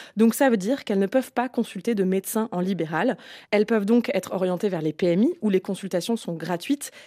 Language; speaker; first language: French; native; French